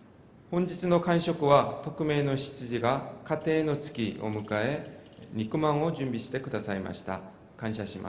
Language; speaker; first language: Japanese; non-native, fluent; Korean